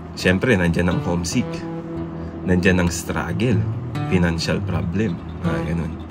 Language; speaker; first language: Filipino; native; Filipino